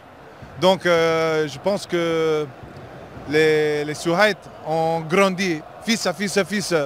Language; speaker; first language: French; non-native, fluent; English